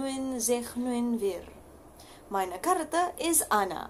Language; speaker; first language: German; non-native, learner; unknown